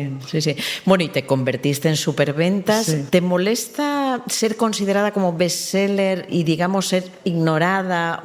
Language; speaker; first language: Spanish; native; Spanish